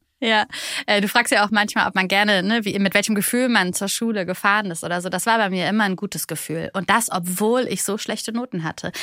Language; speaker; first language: German; early bilingual, other home language; Bulgarian